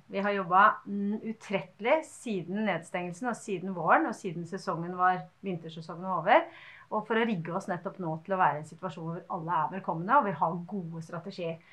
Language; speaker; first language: Norwegian; native; Norwegian